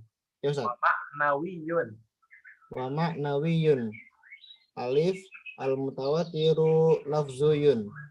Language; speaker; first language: Arabic; non-native, learner; Indonesian